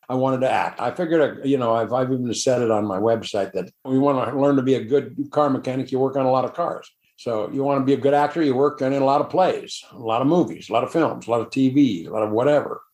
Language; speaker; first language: English; native; English